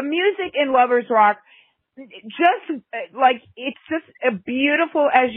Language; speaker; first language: English; native; English